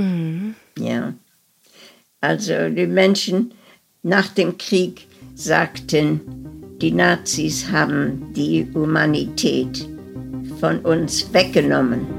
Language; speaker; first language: German; early bilingual, heritage; German